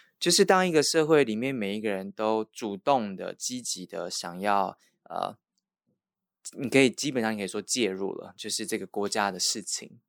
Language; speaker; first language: Chinese; native; Chinese